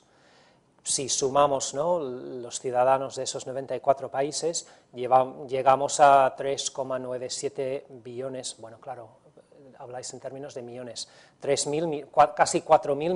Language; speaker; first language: Spanish; non-native, fluent; English